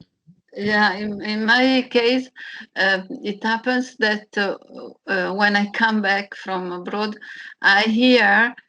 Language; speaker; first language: English; non-native, learner; Italian